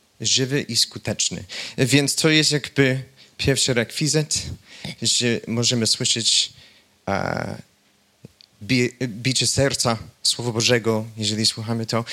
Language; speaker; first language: Polish; non-native, fluent; English